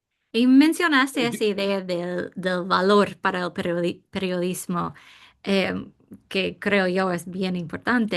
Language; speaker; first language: Spanish; non-native, fluent; English